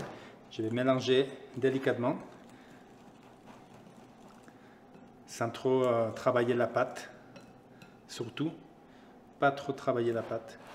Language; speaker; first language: French; non-native, fluent; Spanish